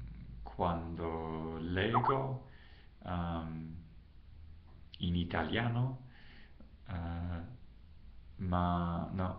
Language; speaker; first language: Italian; non-native, learner; English